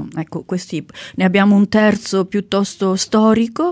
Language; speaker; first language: Italian; native; Italian